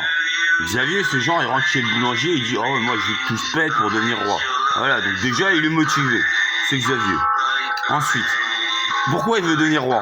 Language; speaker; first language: French; native; French